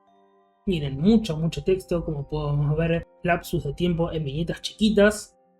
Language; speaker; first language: Spanish; native; Spanish